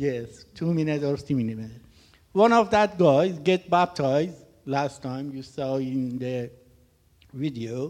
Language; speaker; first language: English; non-native, learner; Persian